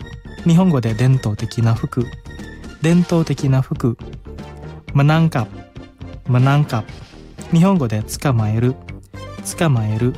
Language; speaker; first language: Japanese; non-native, fluent; Indonesian